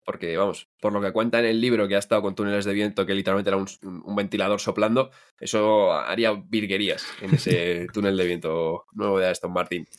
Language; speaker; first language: Spanish; native; Spanish